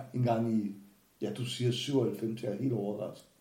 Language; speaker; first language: Danish; non-native, fluent; Portuguese